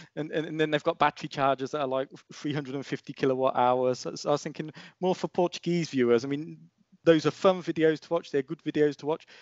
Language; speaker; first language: English; native; English